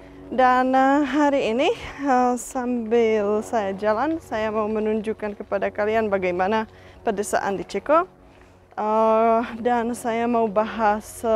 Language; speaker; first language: Indonesian; non-native, fluent; Czech